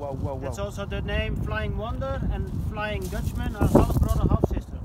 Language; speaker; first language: English; non-native, fluent; Dutch